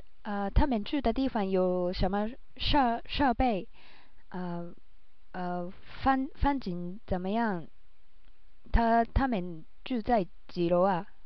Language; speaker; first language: Chinese; non-native, learner; Japanese